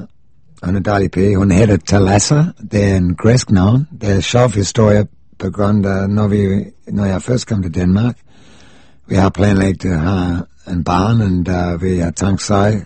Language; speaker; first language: Danish; non-native, fluent; English